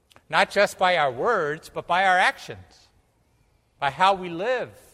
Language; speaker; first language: English; early bilingual, other home language; Spanish